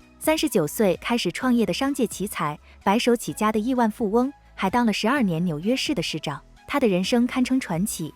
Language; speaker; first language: Chinese; native; Chinese